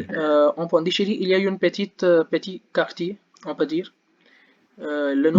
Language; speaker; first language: French; non-native, learner; Hindi